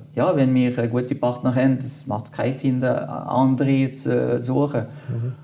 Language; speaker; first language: German; non-native, fluent; French